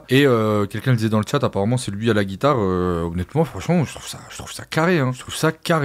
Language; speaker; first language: French; native; French